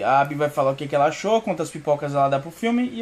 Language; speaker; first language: Portuguese; native; Portuguese